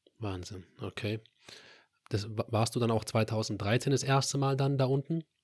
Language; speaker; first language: German; native; German